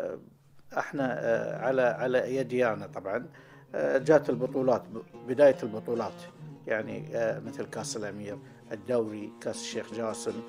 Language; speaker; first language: Arabic; native; Arabic